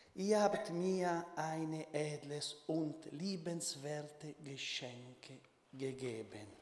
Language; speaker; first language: German; non-native, learner; Italian